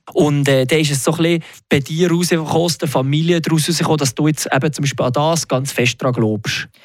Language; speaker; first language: German; native; German